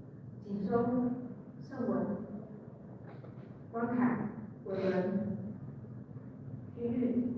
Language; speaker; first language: Chinese; native; Chinese